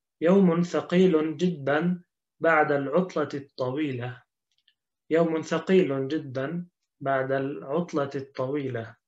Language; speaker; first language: Arabic; non-native, fluent; Turkish